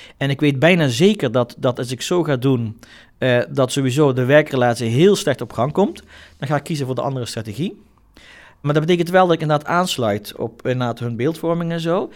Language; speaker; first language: Dutch; early bilingual, other home language; Turkish